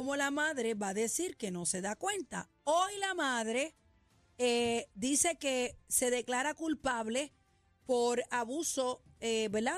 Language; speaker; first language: Spanish; native; Spanish